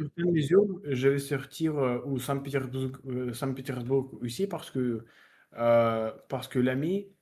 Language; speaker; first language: French; non-native, learner; Russian